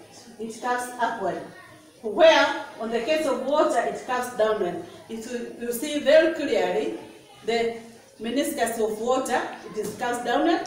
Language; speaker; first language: English; non-native, local second language; Swahili